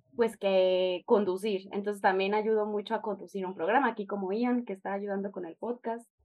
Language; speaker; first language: Spanish; native; Spanish